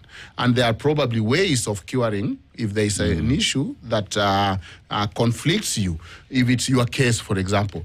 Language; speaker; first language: English; non-native, local second language; Luo (Kenya and Tanzania)